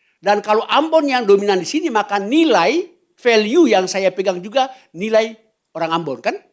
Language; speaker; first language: Indonesian; native; Indonesian